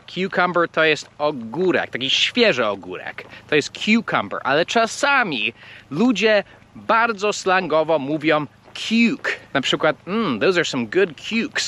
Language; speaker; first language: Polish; non-native, fluent; English